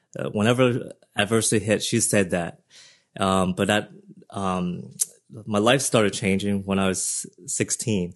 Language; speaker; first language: English; early bilingual, other home language; Vietnamese